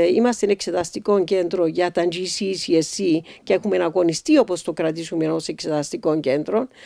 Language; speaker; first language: Greek; native; Greek